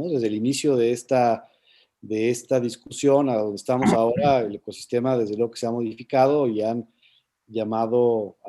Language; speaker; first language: Spanish; native; Spanish